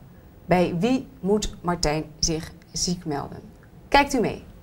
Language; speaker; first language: Dutch; native; Dutch